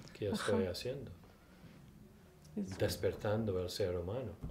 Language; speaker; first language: Spanish; non-native, fluent; English